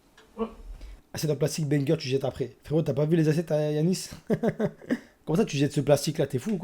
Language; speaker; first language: French; native; French